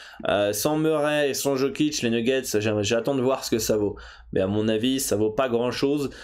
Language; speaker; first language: French; native; French